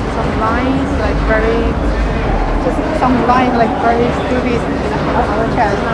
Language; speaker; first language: English; non-native, learner; Chinese